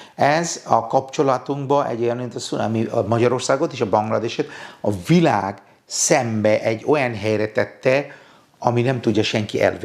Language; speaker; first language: Hungarian; non-native, fluent; Bangla